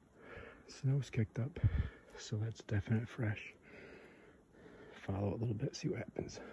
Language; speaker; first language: English; native; English